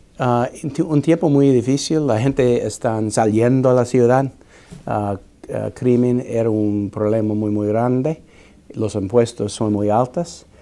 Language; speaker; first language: Spanish; non-native, fluent; English